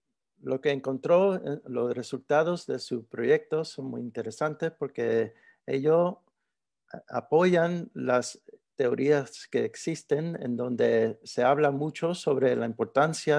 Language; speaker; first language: Spanish; early bilingual, heritage; Spanish